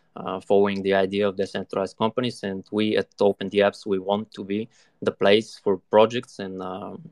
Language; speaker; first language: English; non-native, fluent; Bulgarian